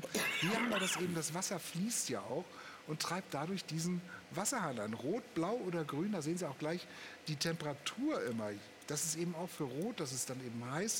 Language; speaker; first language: German; native; German